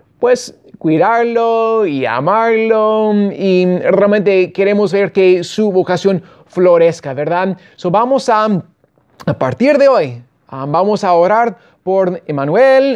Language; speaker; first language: Spanish; non-native, fluent; English